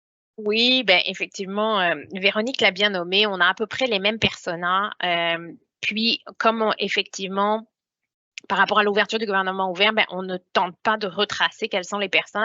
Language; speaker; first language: French; native; French